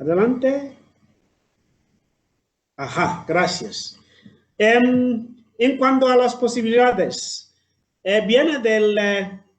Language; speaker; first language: Spanish; non-native, fluent; Southern Sotho